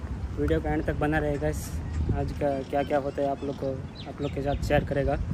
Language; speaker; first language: Hindi; non-native, local second language; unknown